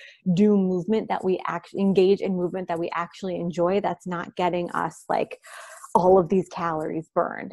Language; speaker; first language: English; native; English